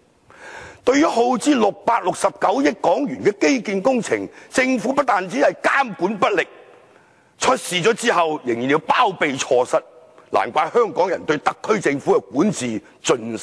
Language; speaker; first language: Chinese; non-native, local second language; Cantonese